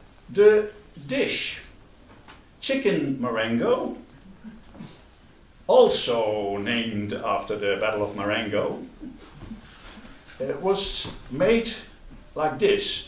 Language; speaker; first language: English; non-native, fluent; Dutch